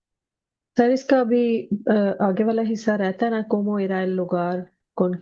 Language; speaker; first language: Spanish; non-native, learner; Urdu